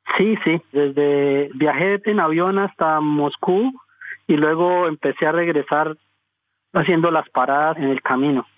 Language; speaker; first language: Spanish; native; Spanish